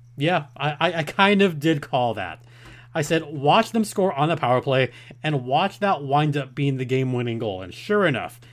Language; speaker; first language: English; early bilingual, other home language; Spanish